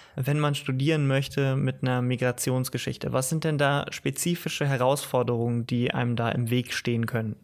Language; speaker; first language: German; native; German